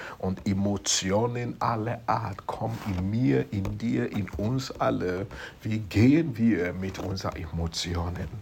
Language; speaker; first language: German; non-native, fluent; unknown